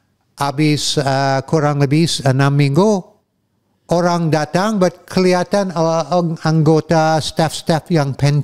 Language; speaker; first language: Indonesian; non-native, fluent; English